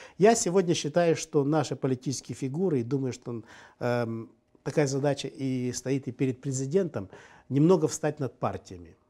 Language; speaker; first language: Russian; native; Russian